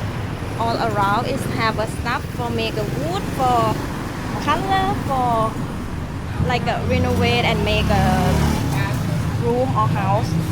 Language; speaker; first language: English; non-native, learner; Thai